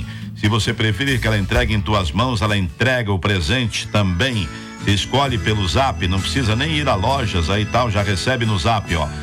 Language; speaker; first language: Portuguese; native; Portuguese